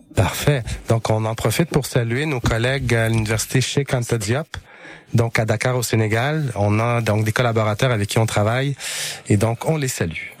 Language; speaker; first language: French; native; French